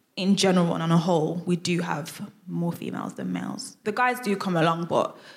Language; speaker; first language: English; native; English